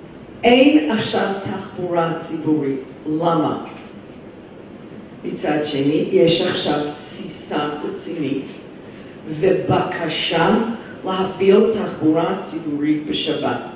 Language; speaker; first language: Hebrew; non-native, fluent; English